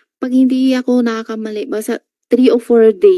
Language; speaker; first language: Filipino; non-native, learner; Chinese